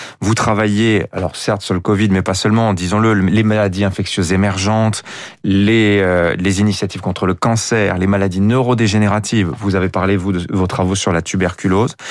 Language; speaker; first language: French; native; French